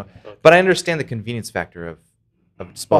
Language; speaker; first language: English; native; English